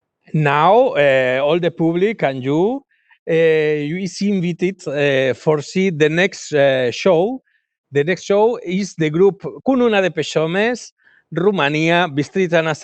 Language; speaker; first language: English; non-native, learner; Galician